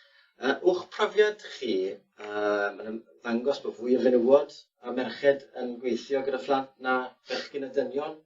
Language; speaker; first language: Welsh; native; Welsh